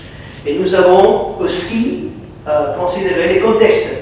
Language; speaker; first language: French; non-native, fluent; Catalan